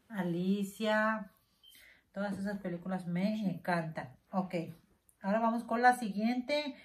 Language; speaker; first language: Spanish; native; Spanish